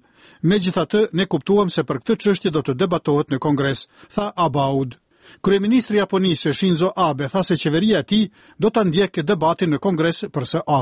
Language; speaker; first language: Albanian; native; Albanian